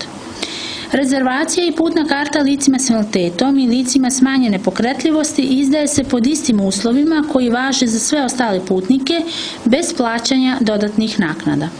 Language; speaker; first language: Croatian; native; Croatian